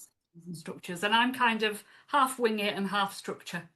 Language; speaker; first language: English; native; English